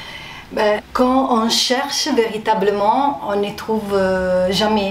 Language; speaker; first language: French; non-native, fluent; Italian